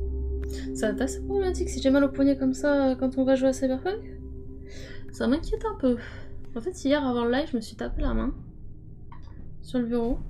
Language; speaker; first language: French; native; French